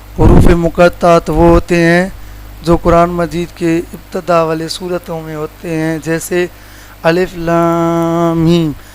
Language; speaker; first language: Urdu; non-native, local second language; Sindhi